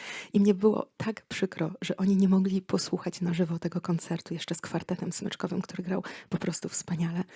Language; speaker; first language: Polish; native; Polish